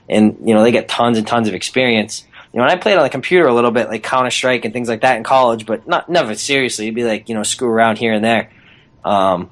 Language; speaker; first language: English; native; English